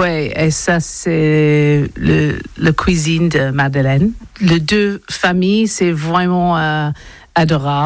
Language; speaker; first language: French; non-native, learner; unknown